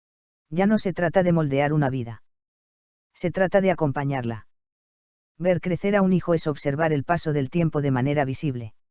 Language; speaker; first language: Spanish; native; Spanish